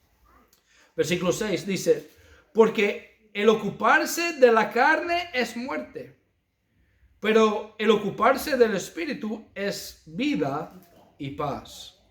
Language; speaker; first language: Spanish; non-native, fluent; English